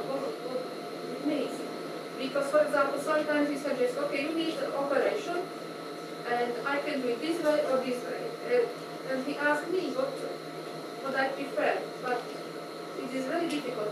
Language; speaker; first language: English; non-native, fluent; Slovak